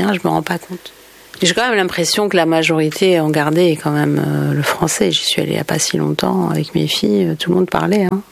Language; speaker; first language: French; native; French